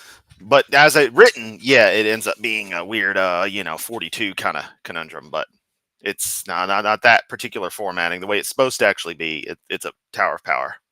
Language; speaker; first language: English; native; English